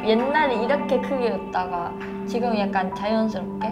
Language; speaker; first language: Korean; non-native, fluent; Japanese